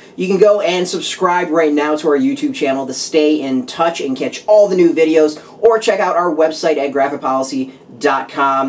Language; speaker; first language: English; native; English